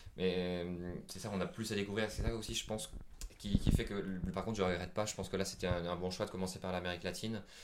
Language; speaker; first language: French; native; French